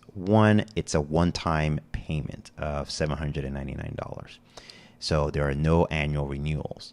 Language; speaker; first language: English; native; English